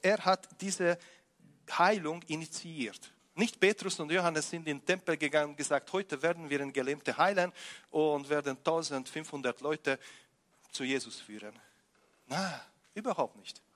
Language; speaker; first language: German; non-native, fluent; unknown